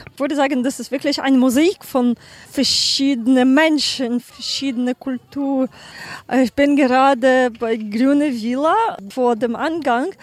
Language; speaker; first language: German; non-native, learner; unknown